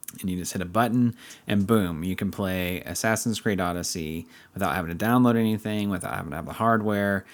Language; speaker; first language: English; native; English